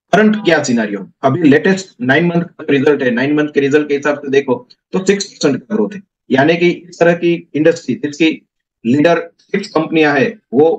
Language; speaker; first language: Hindi; non-native, local second language; Gujarati